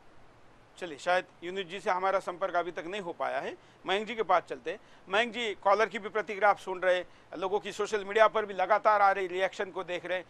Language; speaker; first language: Hindi; native; Hindi